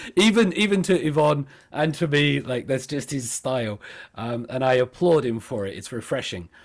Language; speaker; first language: English; native; English